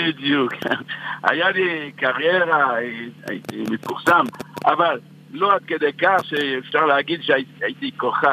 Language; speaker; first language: Hebrew; non-native, fluent; French